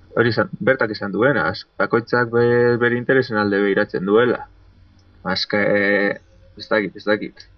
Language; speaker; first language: Basque; non-native, local second language; Spanish